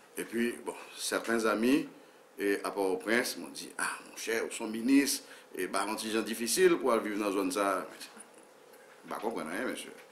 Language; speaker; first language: French; non-native, local second language; Haitian Creole